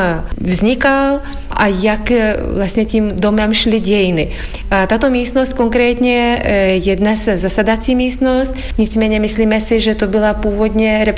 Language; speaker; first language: Czech; non-native, fluent; Lithuanian